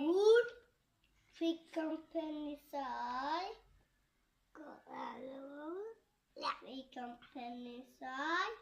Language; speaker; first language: French; native; French